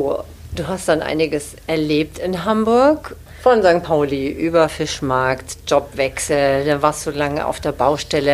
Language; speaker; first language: German; native; German